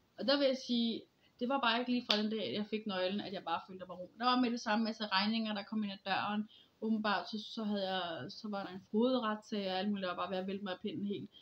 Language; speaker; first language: Danish; early bilingual, other home language; Polish